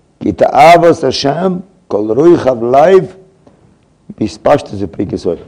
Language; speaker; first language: Hebrew; non-native, fluent; English